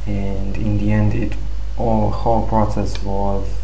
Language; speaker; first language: English; non-native, fluent; Serbian